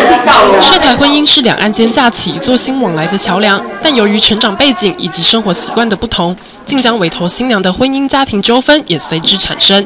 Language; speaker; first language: Chinese; native; Chinese